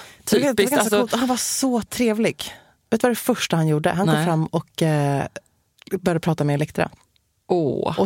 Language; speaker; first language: Swedish; native; Swedish